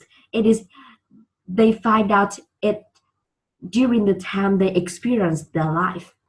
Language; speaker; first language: English; non-native, learner; Vietnamese